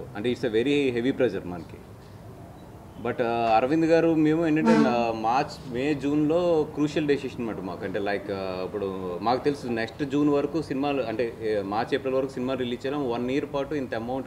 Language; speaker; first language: Telugu; native; Telugu